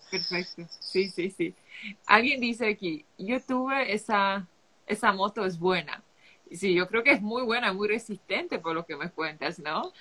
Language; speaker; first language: Spanish; non-native, fluent; Polish